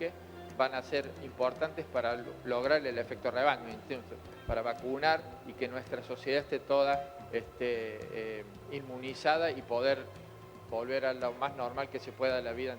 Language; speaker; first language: Spanish; native; Spanish